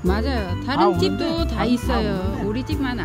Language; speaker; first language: Korean; non-native, learner; Vietnamese